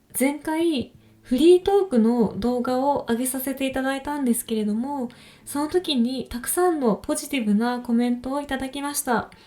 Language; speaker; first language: Japanese; native; Japanese